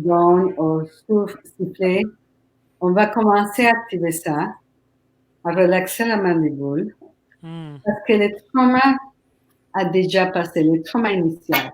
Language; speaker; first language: French; non-native, fluent; Spanish